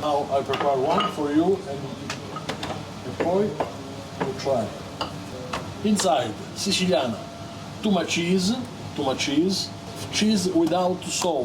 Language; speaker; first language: English; non-native, learner; Italian